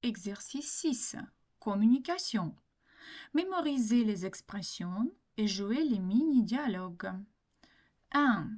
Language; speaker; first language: French; non-native, fluent; Ukrainian